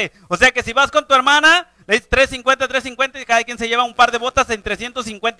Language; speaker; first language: Spanish; native; Spanish